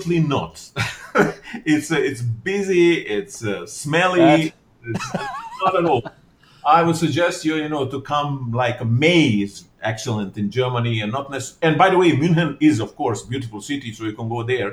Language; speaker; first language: English; non-native, fluent; Bosnian